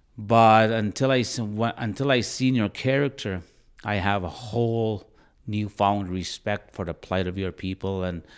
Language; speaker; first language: English; native; English